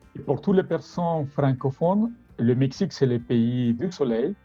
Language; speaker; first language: French; non-native, fluent; Spanish